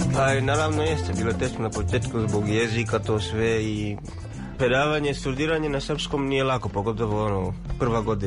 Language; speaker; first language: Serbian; non-native, learner; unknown